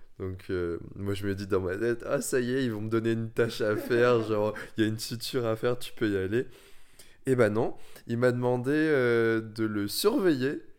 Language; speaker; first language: French; early bilingual, other home language; Vietnamese